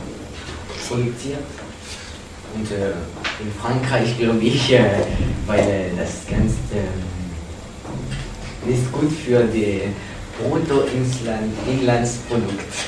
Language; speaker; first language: German; non-native, learner; French